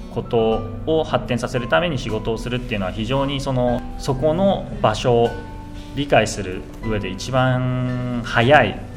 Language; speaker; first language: Japanese; native; Japanese